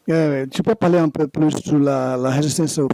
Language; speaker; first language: French; non-native, learner; Portuguese